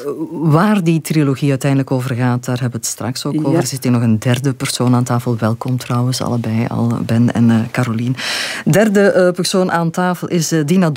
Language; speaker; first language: Dutch; native; Dutch